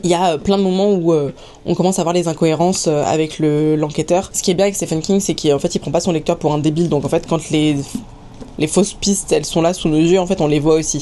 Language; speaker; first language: French; native; French